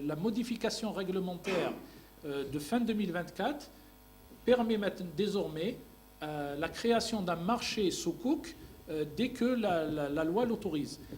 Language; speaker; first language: French; non-native, local second language; Arabic